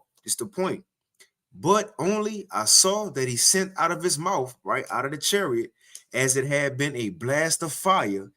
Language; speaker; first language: English; native; English